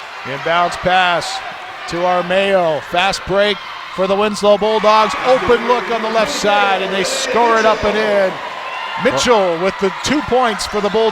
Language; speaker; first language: English; native; English